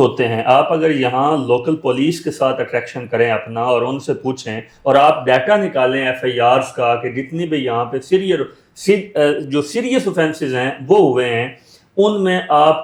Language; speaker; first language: Urdu; native; Urdu